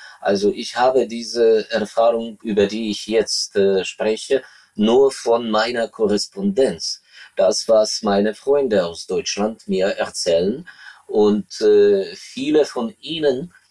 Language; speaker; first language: German; non-native, fluent; Ukrainian